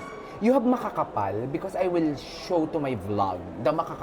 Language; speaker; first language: English; non-native, learner; Filipino